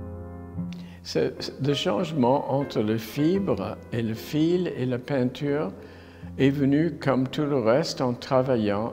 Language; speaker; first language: French; non-native, fluent; English